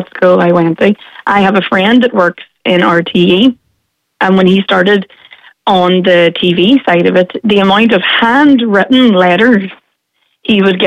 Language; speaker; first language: English; native; English